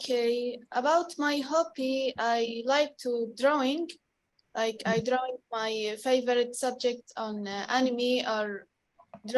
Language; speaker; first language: English; non-native, learner; Arabic